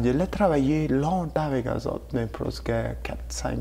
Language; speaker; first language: French; non-native, learner; Tamil